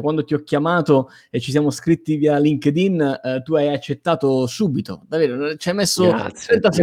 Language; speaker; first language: Italian; native; Italian